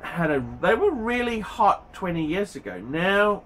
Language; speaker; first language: English; native; English